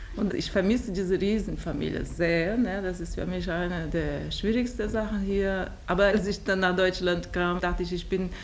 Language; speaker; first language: German; non-native, learner; Portuguese